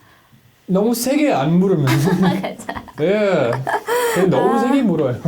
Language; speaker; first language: Korean; non-native, learner; English